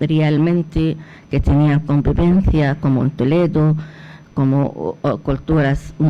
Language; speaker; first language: Spanish; non-native, fluent; Arabic